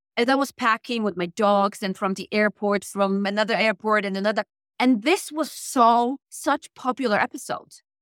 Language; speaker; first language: English; non-native, fluent; Polish